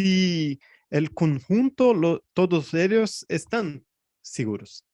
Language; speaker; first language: Spanish; non-native, fluent; Portuguese